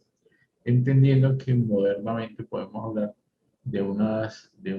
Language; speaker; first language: Spanish; native; Spanish